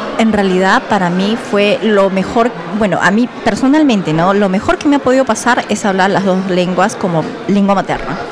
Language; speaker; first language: Spanish; early bilingual, heritage; Spanish